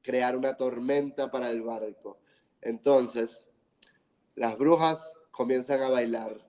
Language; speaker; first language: Spanish; non-native, fluent; English